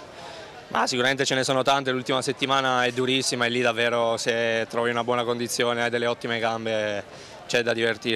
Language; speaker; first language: Italian; native; Italian